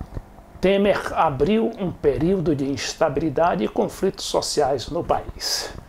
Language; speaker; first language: Portuguese; native; Portuguese